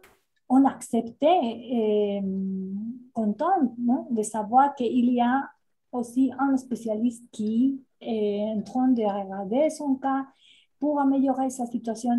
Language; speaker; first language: French; non-native, fluent; Spanish